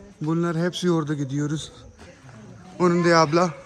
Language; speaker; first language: Turkish; non-native, learner; Punjabi